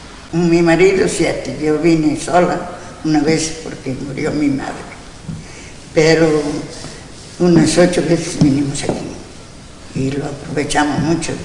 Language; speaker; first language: Spanish; non-native, local second language; Galician